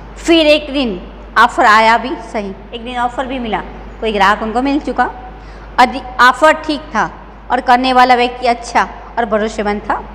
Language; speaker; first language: Hindi; non-native, local second language; Gujarati